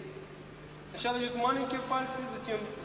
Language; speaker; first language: Russian; native; Russian